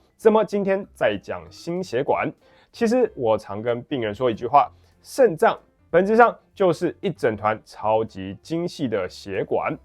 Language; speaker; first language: Chinese; native; Chinese